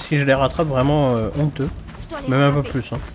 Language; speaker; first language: French; native; French